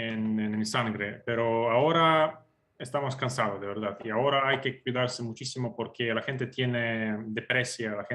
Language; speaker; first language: Spanish; non-native, fluent; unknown